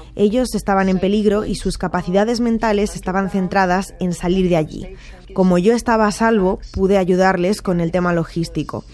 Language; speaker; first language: Spanish; non-native, fluent; Ukrainian